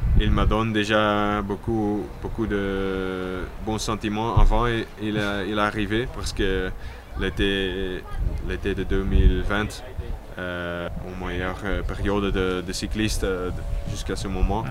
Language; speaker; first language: French; non-native, local second language; Dutch